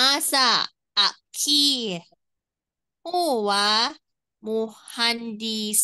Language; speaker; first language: Arabic; non-native, learner; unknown